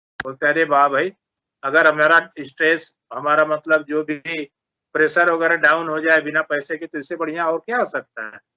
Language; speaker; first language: Hindi; native; Hindi